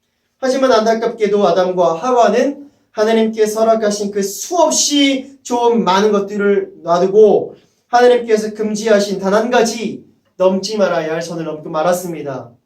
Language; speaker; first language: Korean; native; Korean